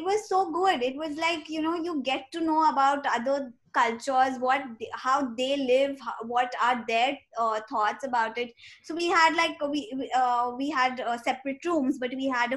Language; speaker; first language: English; non-native, local second language; Hindi